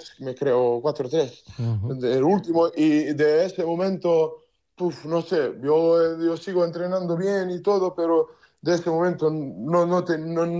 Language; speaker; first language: Spanish; non-native, learner; Serbian